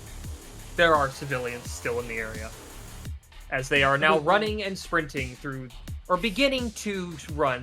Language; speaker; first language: English; native; English